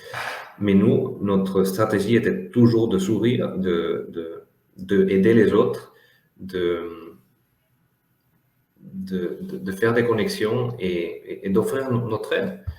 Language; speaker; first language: French; non-native, fluent; Spanish